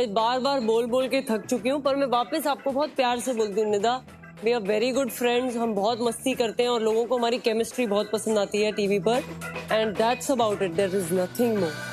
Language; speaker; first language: Hindi; native; Hindi